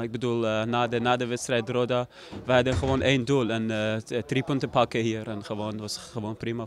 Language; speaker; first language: Dutch; non-native, learner; Persian